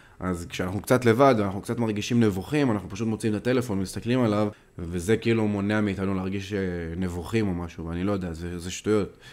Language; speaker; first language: Hebrew; native; Hebrew